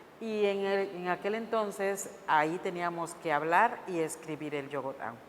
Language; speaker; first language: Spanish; non-native, local second language; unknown